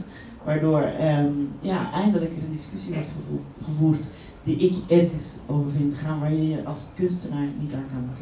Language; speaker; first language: Dutch; native; Dutch